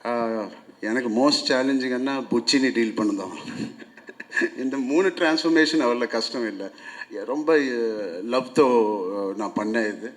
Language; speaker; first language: Tamil; non-native, local second language; Telugu